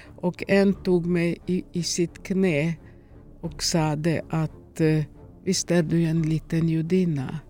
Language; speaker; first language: Swedish; non-native, fluent; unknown